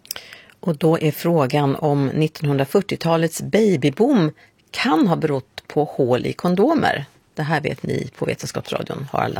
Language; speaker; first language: Swedish; native; Swedish